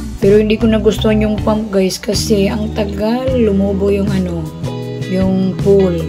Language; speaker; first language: Filipino; non-native, local second language; Cebuano